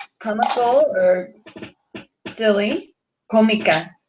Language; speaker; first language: Spanish; non-native, learner; English